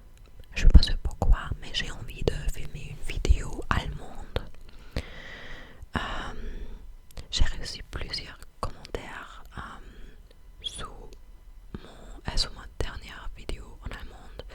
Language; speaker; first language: French; non-native, fluent; English